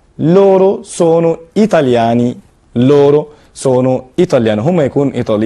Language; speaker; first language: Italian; non-native, fluent; Arabic